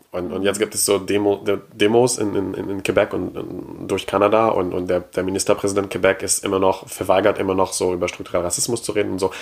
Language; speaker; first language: German; non-native, fluent; French